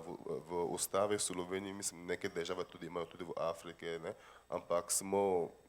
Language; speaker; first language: Slovenian; non-native, fluent; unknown